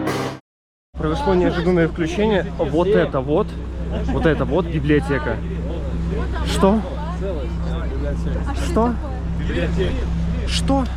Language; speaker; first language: Russian; native; Russian